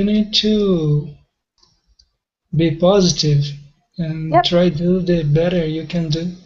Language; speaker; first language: English; non-native, learner; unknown